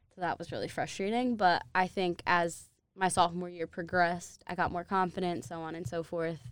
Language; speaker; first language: English; native; English